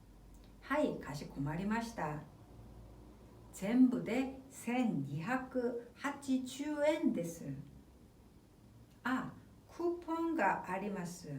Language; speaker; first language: Japanese; non-native, fluent; Korean